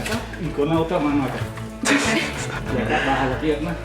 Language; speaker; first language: Spanish; native; Spanish